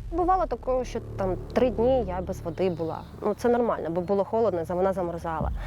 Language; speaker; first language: Ukrainian; native; Ukrainian